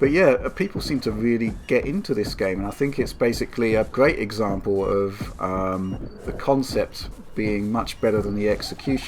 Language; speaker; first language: English; native; English